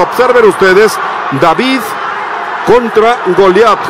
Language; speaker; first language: Spanish; native; Spanish